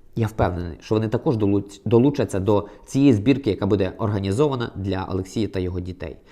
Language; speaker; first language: Ukrainian; native; Ukrainian